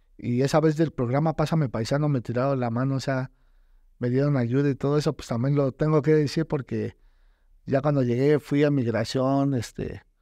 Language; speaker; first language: Spanish; native; Spanish